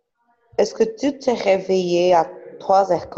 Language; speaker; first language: French; non-native, learner; Portuguese